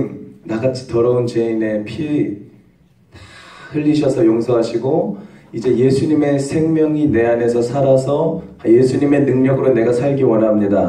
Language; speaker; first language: Korean; native; Korean